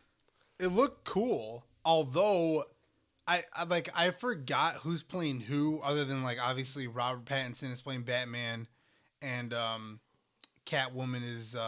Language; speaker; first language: English; native; English